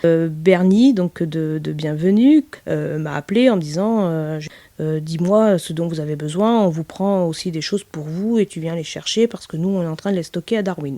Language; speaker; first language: French; native; French